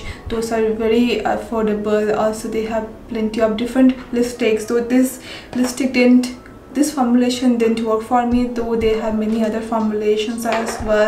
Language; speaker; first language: English; non-native, local second language; Bangla